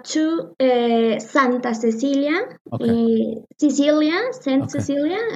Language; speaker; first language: English; non-native, learner; Spanish